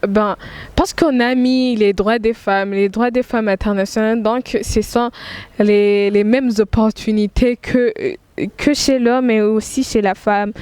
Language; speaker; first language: French; non-native, local second language; Rundi